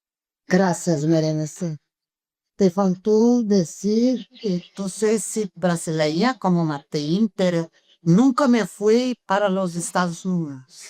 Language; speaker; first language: Spanish; non-native, fluent; Portuguese